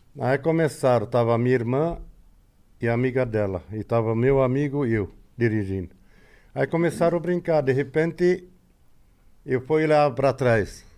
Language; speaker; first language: Portuguese; non-native, fluent; Arabic